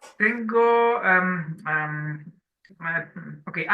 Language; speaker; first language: Spanish; non-native, learner; Polish